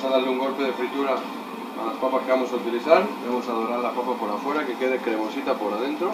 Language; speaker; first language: Spanish; native; Spanish